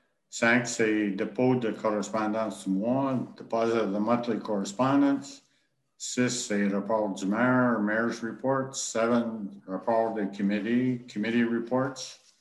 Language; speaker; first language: French; native; French